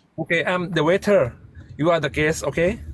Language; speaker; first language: English; non-native, learner; Thai